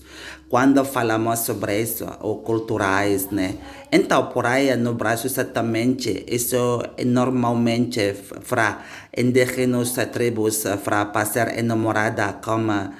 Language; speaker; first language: Portuguese; non-native, learner; Indonesian